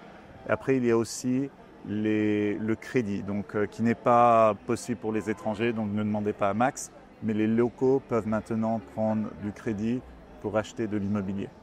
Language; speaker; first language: French; native; French